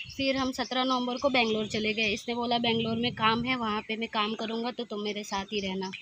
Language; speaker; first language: Hindi; native; Hindi